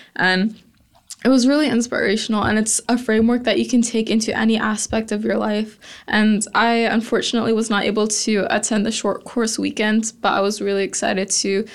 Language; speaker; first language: English; native; English